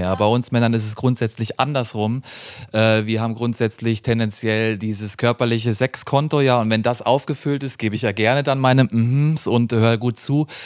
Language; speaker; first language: German; native; German